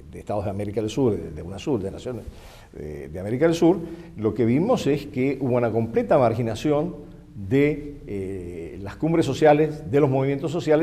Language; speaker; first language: Spanish; native; Spanish